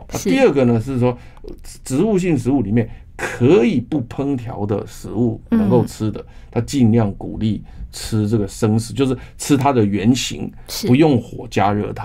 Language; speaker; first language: Chinese; native; Chinese